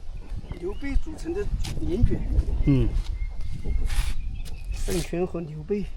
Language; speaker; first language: Chinese; native; Chinese